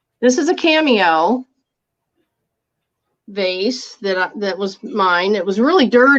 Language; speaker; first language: English; native; English